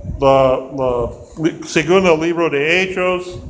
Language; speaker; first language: Spanish; non-native, fluent; English